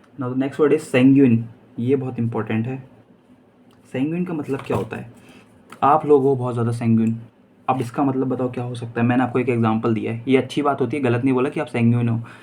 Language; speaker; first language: Hindi; native; Hindi